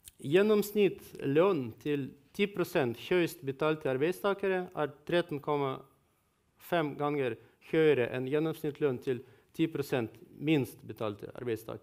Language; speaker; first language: Norwegian; non-native, fluent; Russian